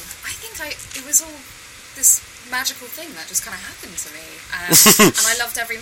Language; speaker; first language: English; native; English